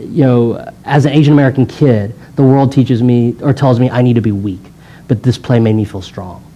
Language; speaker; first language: English; native; English